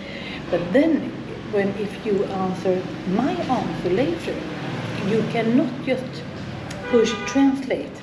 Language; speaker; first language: English; non-native, fluent; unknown